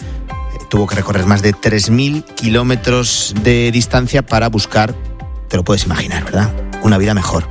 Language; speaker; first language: Spanish; native; Spanish